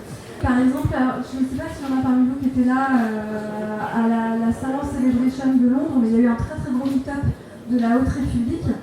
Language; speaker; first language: French; native; French